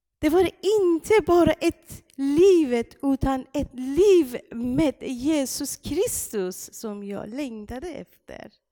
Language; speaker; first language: Swedish; non-native, fluent; Persian